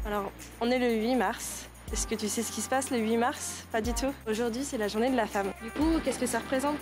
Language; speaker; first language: French; native; French